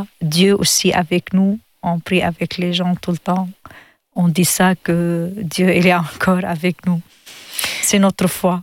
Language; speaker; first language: French; non-native, learner; Arabic